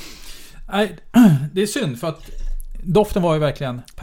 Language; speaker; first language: Swedish; native; Swedish